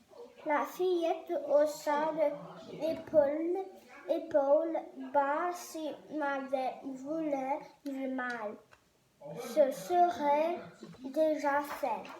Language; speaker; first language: French; non-native, learner; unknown